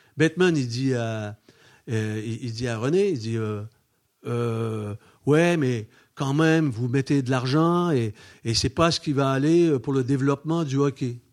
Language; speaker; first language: French; native; French